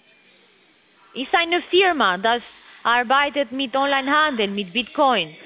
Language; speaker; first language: German; non-native, learner; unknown